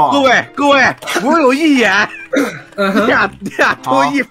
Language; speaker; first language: Chinese; native; Chinese